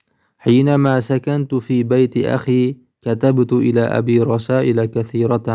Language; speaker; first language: Arabic; non-native, fluent; Uzbek